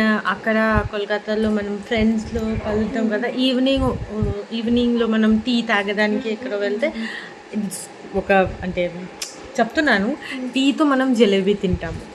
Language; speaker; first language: Telugu; non-native, fluent; Bangla